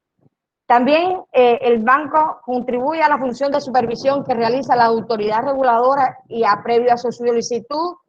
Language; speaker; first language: Spanish; native; Spanish